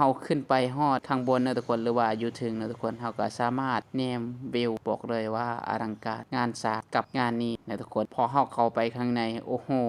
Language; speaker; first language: Thai; non-native, local second language; Northeastern Thai